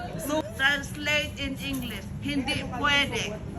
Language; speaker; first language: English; non-native, local second language; Filipino